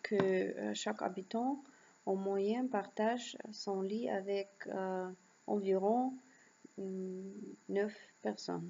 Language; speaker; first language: French; non-native, learner; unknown